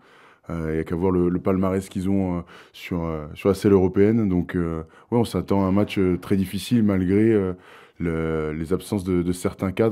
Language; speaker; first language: French; native; French